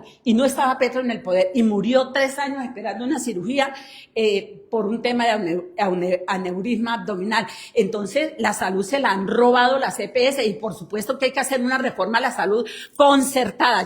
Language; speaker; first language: Spanish; native; Spanish